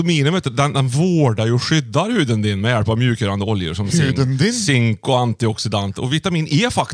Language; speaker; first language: Swedish; native; Swedish